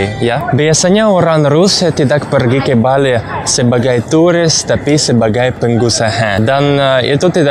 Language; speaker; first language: Indonesian; non-native, learner; Russian